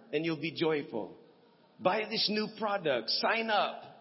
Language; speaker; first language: English; non-native, local second language; Filipino